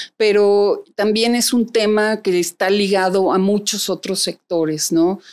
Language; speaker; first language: Spanish; native; Spanish